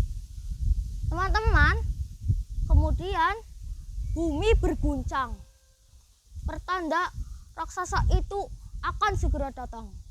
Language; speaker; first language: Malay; non-native, local second language; Javanese